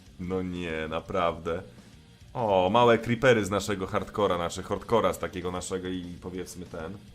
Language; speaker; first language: Polish; native; Polish